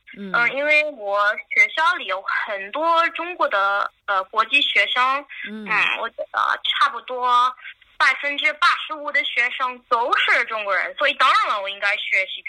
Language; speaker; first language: Chinese; non-native, fluent; English